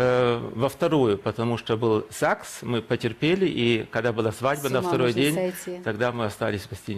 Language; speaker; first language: Russian; early bilingual, heritage; Russian